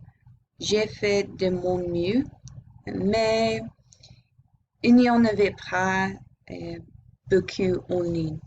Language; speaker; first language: French; non-native, learner; English